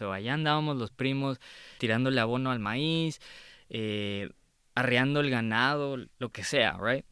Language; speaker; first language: Spanish; early bilingual, heritage; Spanish